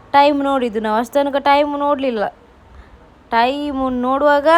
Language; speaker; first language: Kannada; native; Kannada